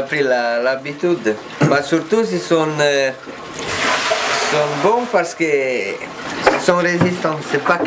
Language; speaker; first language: French; non-native, learner; Romanian